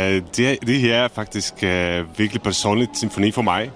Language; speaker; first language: Danish; non-native, fluent; Czech